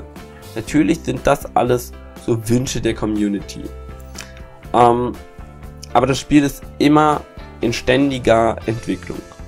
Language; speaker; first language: German; native; German